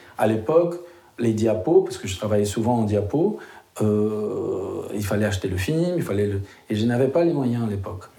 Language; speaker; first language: French; non-native, fluent; Portuguese